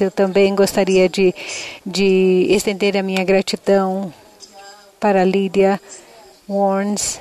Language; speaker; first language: Portuguese; non-native, fluent; Indonesian